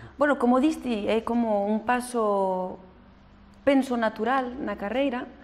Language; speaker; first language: Galician; early bilingual, heritage; French